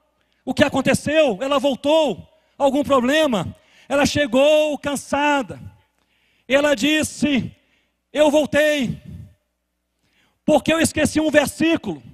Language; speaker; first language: Portuguese; native; Portuguese